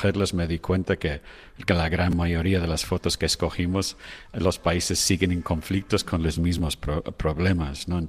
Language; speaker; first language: Spanish; non-native, fluent; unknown